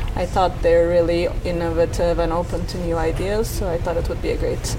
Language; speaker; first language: English; non-native, fluent; Turkish